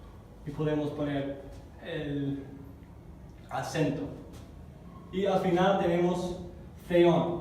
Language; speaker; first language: Spanish; non-native, fluent; English